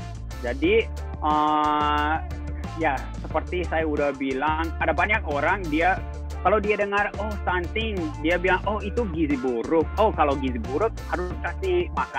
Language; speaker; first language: Indonesian; non-native, fluent; English